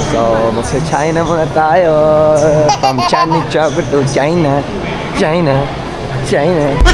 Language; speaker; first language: Filipino; non-native, fluent; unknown